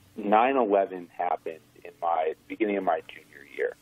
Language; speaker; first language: English; native; English